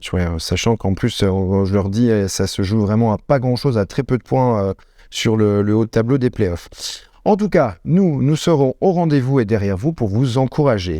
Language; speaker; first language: French; native; French